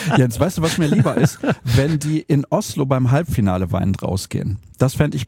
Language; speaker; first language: German; native; German